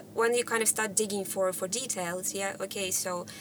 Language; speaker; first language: English; non-native, fluent; Russian